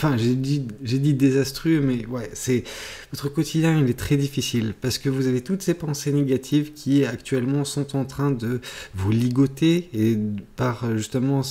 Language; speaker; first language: French; native; French